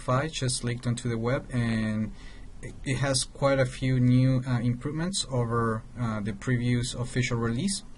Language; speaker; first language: English; non-native, fluent; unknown